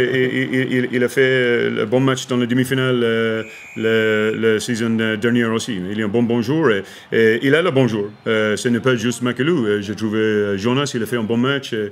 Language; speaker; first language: French; non-native, learner; English